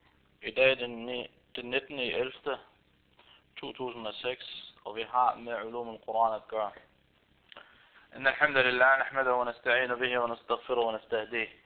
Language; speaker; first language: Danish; non-native, fluent; Arabic